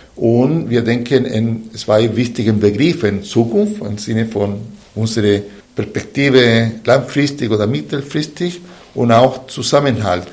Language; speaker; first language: German; non-native, fluent; Spanish